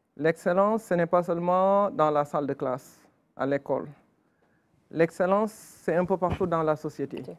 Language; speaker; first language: French; non-native, local second language; Wolof